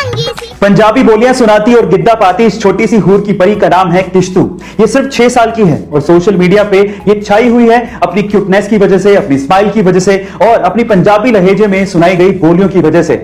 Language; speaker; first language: Hindi; native; Hindi